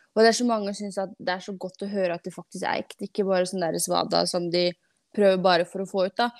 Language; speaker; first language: Norwegian; non-native, fluent; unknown